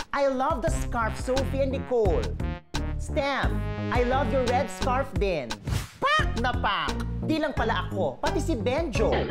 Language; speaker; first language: Filipino; native; Filipino